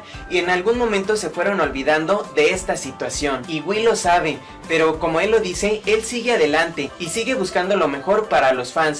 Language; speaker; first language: Spanish; native; Spanish